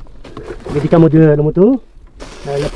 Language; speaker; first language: French; non-native, learner; Central Atlas Tamazight